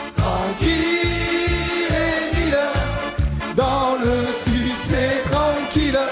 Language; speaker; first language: French; native; French